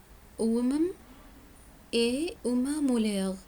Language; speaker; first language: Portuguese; non-native, learner; Arabic